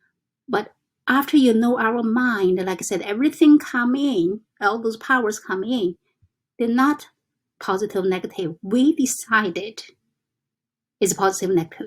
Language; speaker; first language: English; non-native, fluent; Chinese